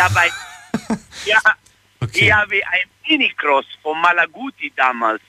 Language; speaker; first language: German; non-native, fluent; Italian